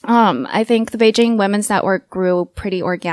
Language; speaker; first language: English; native; English